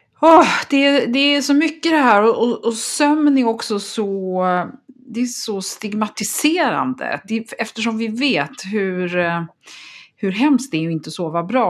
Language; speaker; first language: Swedish; native; Swedish